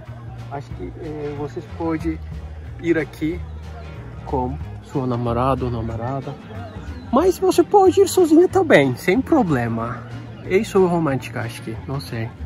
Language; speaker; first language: Portuguese; non-native, learner; Turkish